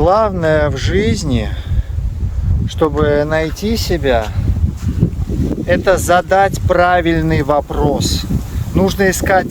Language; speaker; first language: Russian; native; Russian